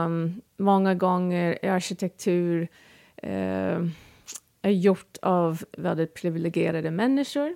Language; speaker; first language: Swedish; non-native, fluent; English